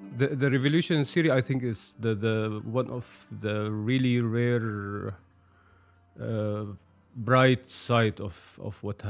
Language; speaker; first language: English; non-native, fluent; Arabic